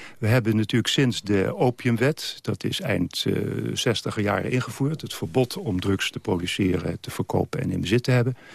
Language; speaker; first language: Dutch; native; Dutch